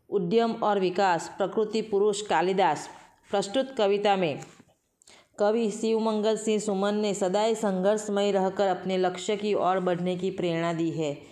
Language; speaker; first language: Hindi; non-native, local second language; Gujarati